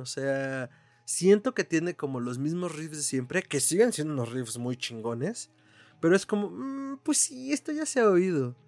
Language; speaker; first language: Spanish; native; Spanish